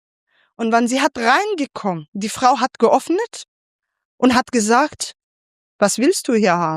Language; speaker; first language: German; non-native, fluent; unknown